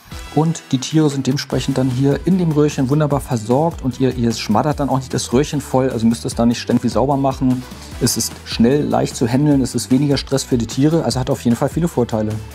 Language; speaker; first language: German; native; German